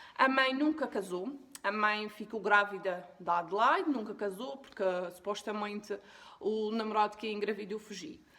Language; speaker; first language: Portuguese; native; Portuguese